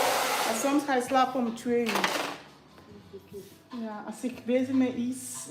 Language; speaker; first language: Dutch; non-native, fluent; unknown